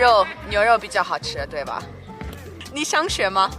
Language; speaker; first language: Chinese; non-native, fluent; English